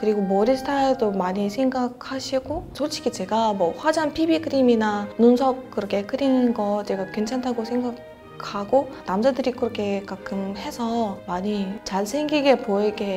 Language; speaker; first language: Korean; non-native, fluent; Russian